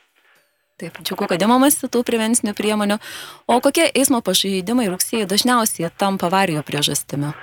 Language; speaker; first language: Lithuanian; native; Lithuanian